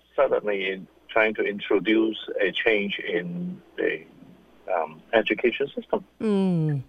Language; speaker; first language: English; non-native, local second language; Cantonese